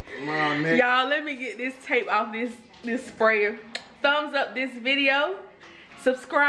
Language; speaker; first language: English; native; English